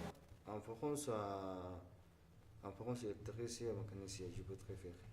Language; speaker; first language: French; non-native, learner; Arabic